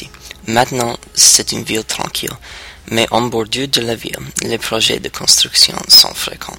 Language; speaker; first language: French; non-native, learner; English